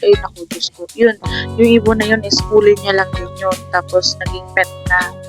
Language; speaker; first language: Filipino; non-native, local second language; Cebuano